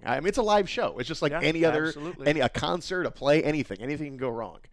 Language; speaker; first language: English; native; English